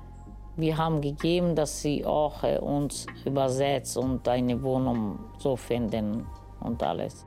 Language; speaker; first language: German; non-native, learner; Romany